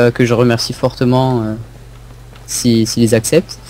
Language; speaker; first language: French; native; French